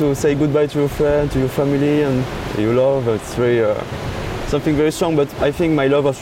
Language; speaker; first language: English; non-native, learner; French